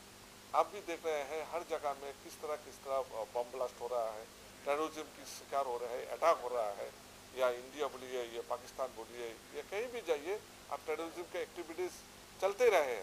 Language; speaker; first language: Hindi; non-native, local second language; Assamese